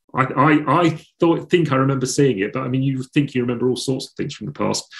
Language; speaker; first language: English; native; English